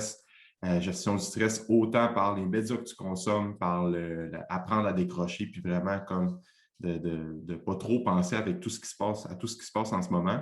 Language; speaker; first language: French; native; French